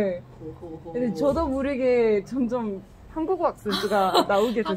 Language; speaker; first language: Korean; non-native, fluent; French